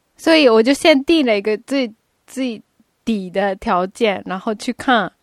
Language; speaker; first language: Chinese; non-native, fluent; Japanese